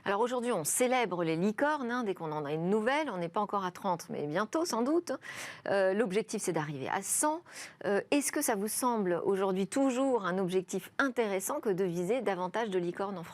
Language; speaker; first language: French; native; French